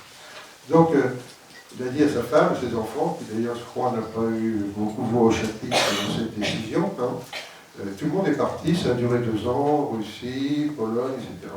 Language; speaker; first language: French; native; French